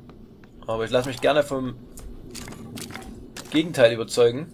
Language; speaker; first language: German; native; German